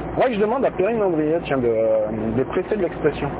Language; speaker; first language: French; native; French